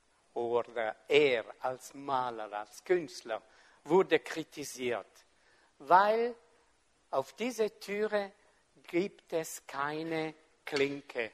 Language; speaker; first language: German; non-native, fluent; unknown